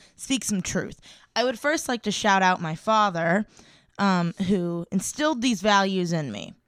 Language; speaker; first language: English; native; English